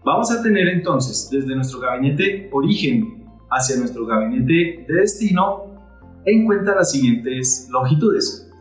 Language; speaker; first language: Spanish; native; Spanish